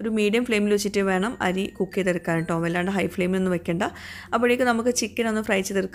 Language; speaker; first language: Malayalam; native; Malayalam